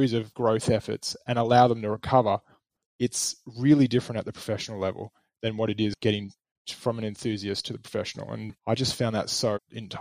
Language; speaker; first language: English; native; English